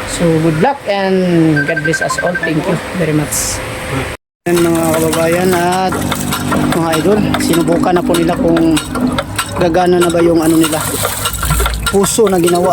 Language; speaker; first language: Filipino; non-native, local second language; Cebuano